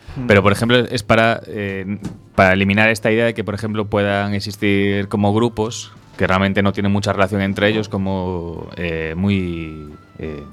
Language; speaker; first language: Spanish; native; Spanish